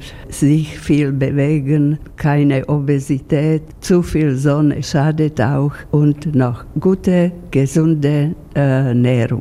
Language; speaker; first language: German; non-native, fluent; Slovak